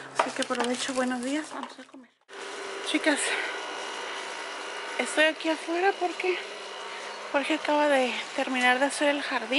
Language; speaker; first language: Spanish; native; Spanish